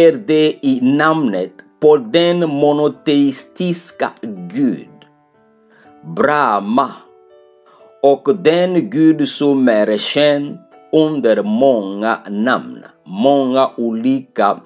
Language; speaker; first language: Swedish; non-native, fluent; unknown